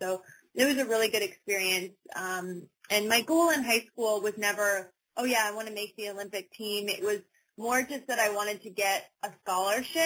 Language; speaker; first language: English; native; English